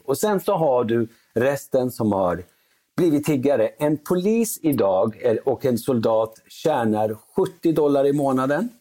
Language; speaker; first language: Swedish; early bilingual, other home language; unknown